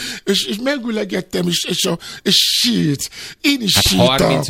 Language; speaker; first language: Hungarian; non-native, learner; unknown